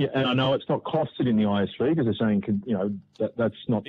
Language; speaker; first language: English; native; English